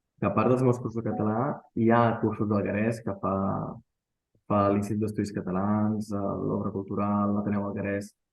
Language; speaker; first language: Catalan; native; Catalan